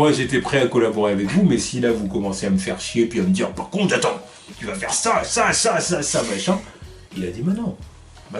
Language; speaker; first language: French; native; French